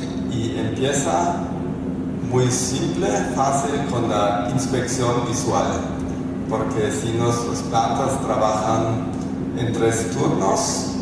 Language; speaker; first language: Spanish; non-native, fluent; German